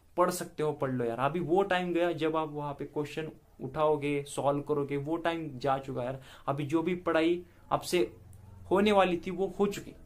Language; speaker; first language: Hindi; non-native, local second language; Marathi